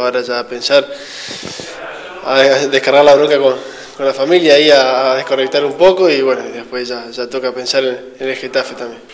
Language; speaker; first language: Spanish; native; Spanish